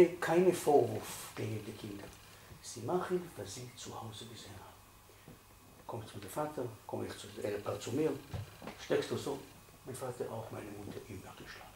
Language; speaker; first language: German; non-native, fluent; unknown